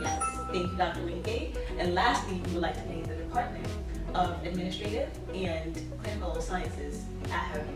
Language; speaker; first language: English; native; English